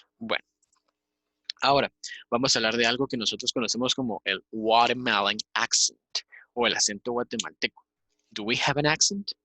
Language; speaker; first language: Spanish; native; Spanish